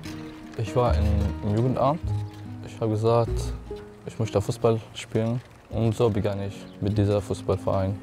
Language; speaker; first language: German; non-native, learner; Arabic